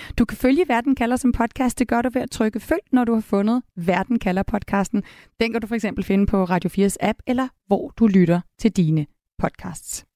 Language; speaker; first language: Danish; native; Danish